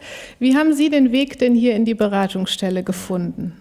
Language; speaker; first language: German; native; German